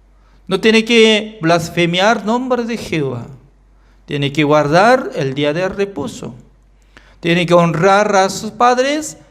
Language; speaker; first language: Spanish; non-native, fluent; Korean